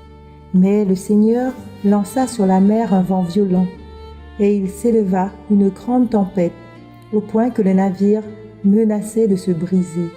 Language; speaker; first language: French; native; French